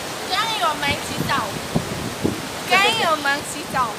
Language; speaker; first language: Chinese; non-native, learner; Lao